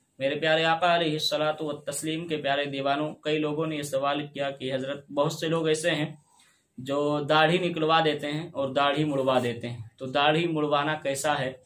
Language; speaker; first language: Urdu; native; Urdu